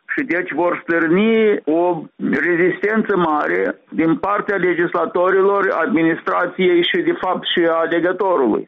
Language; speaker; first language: Romanian; native; Romanian